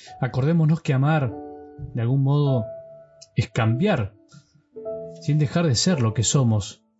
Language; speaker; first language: Spanish; native; Spanish